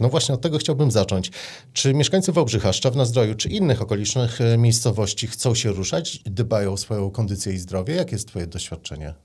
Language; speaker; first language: Polish; native; Polish